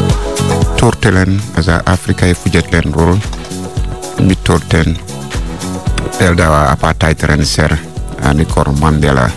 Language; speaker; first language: Hungarian; non-native, fluent; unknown